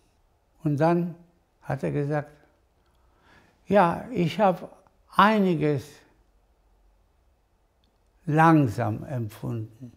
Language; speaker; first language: German; non-native, fluent; Spanish